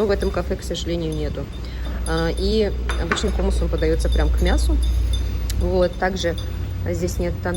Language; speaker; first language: Russian; native; Russian